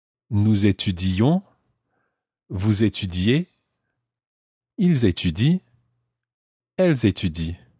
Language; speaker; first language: French; non-native, fluent; English